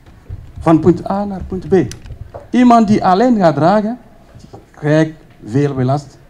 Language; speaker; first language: Dutch; non-native, learner; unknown